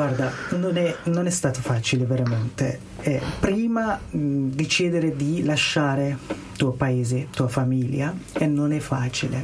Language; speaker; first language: Italian; non-native, learner; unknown